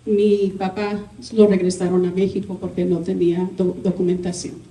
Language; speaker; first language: Spanish; early bilingual, heritage; Spanish